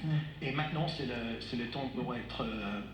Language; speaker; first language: French; non-native, fluent; English